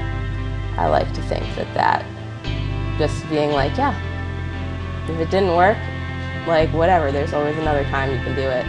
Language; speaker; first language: English; native; English